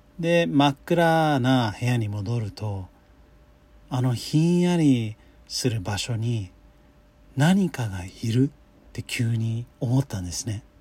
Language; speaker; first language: Japanese; non-native, fluent; English